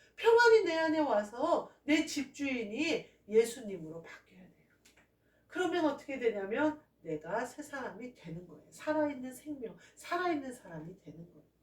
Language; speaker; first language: Korean; native; Korean